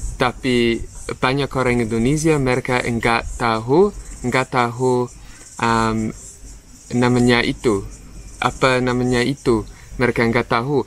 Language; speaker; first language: Indonesian; non-native, learner; English